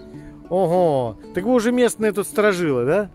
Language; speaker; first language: Russian; native; Russian